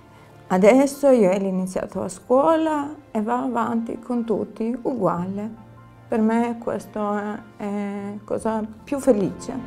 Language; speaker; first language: Italian; non-native, learner; Albanian